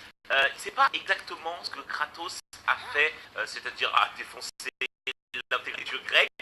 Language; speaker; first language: French; native; French